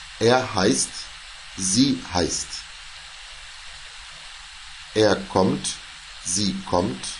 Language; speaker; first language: German; non-native, fluent; Turkish